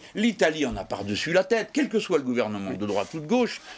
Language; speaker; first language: French; native; French